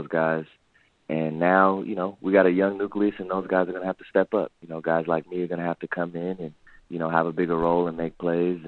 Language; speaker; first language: English; native; English